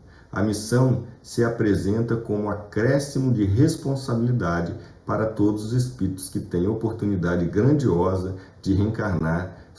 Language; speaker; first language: Portuguese; native; Portuguese